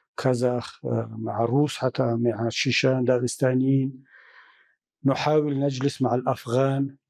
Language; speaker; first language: Arabic; non-native, fluent; Tajik